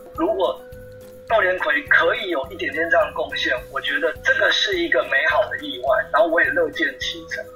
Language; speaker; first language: Chinese; non-native, local second language; Min Nan Chinese